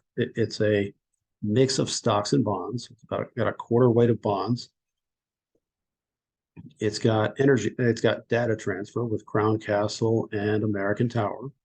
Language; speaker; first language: English; native; English